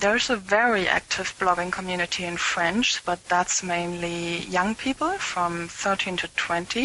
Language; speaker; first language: English; non-native, fluent; German